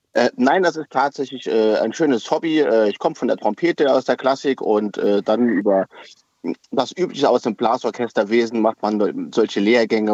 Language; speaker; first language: German; native; German